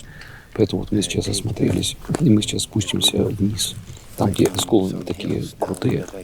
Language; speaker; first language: Russian; native; Russian